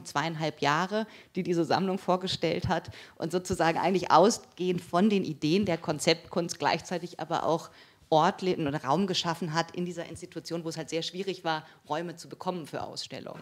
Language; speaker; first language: German; native; German